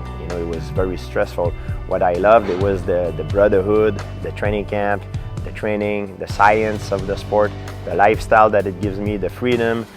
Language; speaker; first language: English; non-native, fluent; French